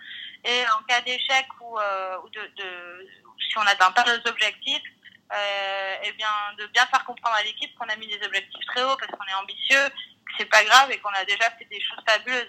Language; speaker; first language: French; native; French